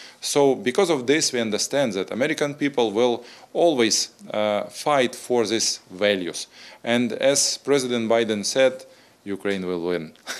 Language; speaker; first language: English; non-native, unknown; Ukrainian